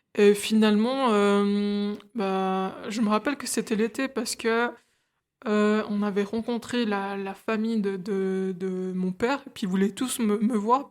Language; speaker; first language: French; early bilingual, other home language; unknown